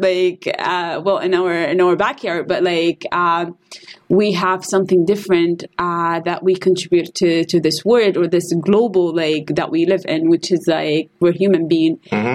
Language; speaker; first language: English; non-native, fluent; Arabic